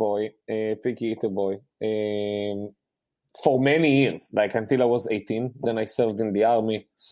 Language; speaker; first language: English; non-native, fluent; Hebrew